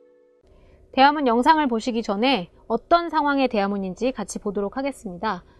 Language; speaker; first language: Korean; native; Korean